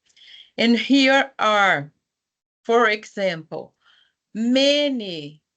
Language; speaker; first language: English; non-native, fluent; Portuguese